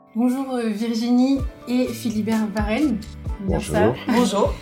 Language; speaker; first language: French; native; French